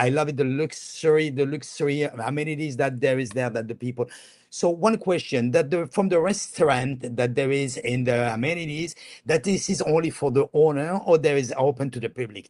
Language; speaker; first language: English; non-native, fluent; French